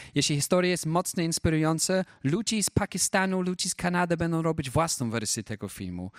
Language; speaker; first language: Polish; non-native, fluent; English